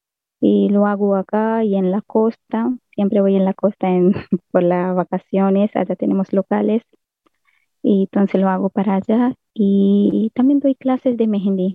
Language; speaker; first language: Spanish; non-native, learner; Hindi